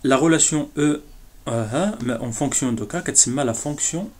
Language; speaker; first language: French; non-native, local second language; Arabic